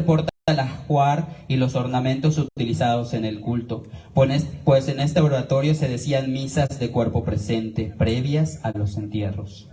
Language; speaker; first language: Spanish; native; Spanish